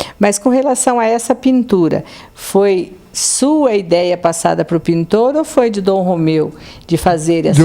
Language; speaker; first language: Portuguese; native; Portuguese